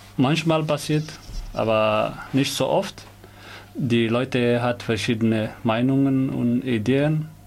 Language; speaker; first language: German; non-native, learner; Somali